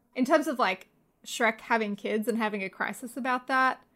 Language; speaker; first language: English; native; English